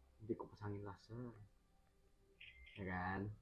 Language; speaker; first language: Indonesian; native; Indonesian